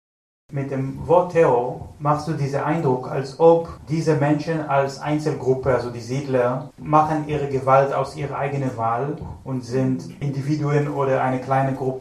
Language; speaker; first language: German; non-native, fluent; Hebrew